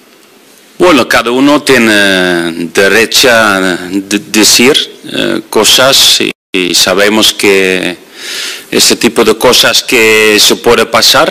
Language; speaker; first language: Spanish; non-native, fluent; Dutch